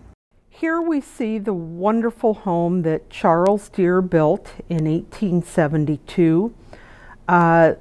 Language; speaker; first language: English; native; English